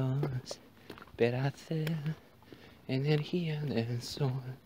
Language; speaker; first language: Spanish; non-native, learner; Bulgarian